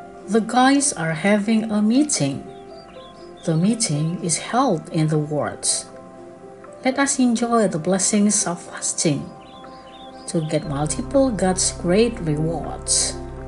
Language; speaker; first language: English; non-native, fluent; Indonesian